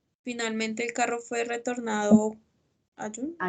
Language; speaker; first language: Spanish; native; Spanish